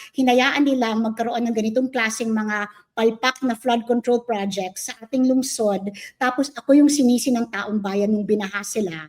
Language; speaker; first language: Filipino; native; Filipino